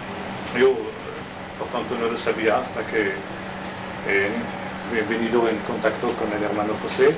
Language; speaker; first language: Spanish; non-native, learner; French